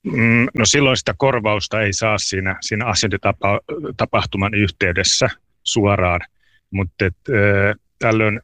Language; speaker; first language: Finnish; native; Finnish